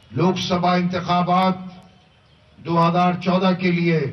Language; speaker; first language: Hindi; native; Hindi